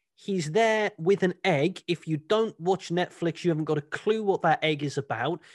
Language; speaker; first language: English; native; English